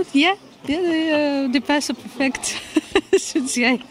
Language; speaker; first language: Danish; non-native, fluent; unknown